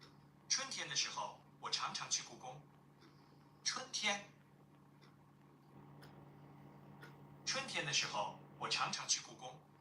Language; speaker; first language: Chinese; non-native, learner; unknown